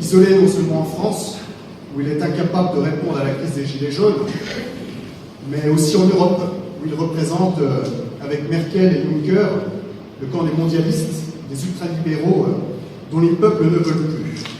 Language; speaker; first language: French; native; French